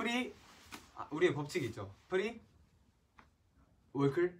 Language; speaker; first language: Korean; native; Korean